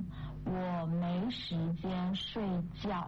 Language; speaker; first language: Chinese; non-native, fluent; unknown